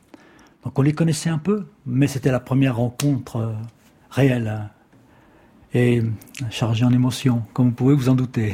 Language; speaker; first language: French; native; French